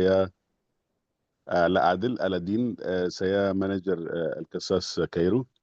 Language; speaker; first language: Indonesian; non-native, fluent; Arabic